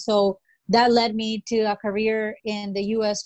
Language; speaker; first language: English; early bilingual, other home language; Spanish